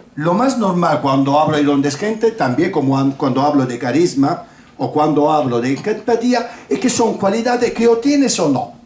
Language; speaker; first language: Spanish; non-native, fluent; Italian